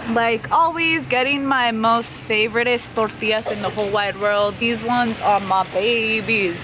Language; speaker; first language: English; early bilingual, other home language; Spanish